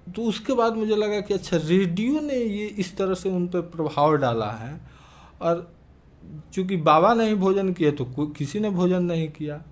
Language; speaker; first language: Hindi; native; Hindi